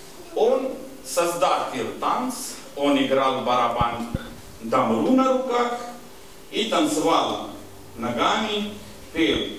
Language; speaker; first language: Russian; non-native, learner; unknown